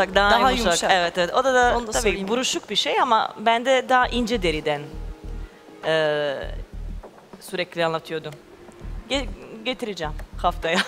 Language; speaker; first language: Turkish; non-native, fluent; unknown